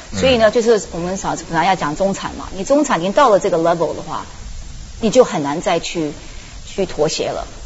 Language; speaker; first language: Chinese; early bilingual, heritage; Chinese